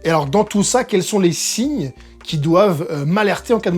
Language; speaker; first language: French; native; French